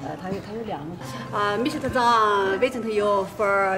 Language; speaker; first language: English; non-native, learner; Chinese